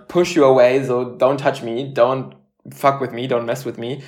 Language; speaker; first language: English; early bilingual, other home language; Spanish